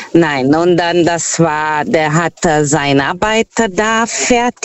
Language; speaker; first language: German; non-native, learner; Portuguese